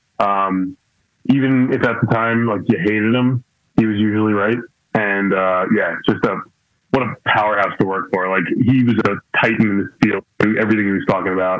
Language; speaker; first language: English; native; English